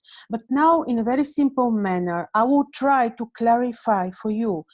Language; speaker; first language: English; non-native, fluent; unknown